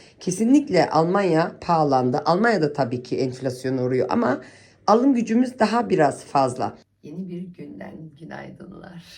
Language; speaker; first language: Turkish; early bilingual, heritage; Turkish